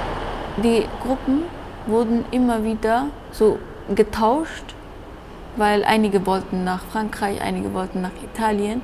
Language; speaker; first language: German; early bilingual, other home language; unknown